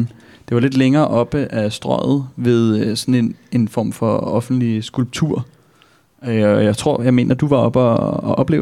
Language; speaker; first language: Danish; native; Danish